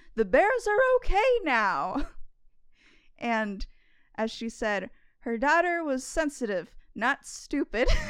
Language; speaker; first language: English; native; English